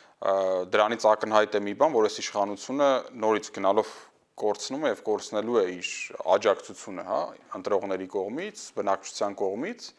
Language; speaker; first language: Armenian; native; Armenian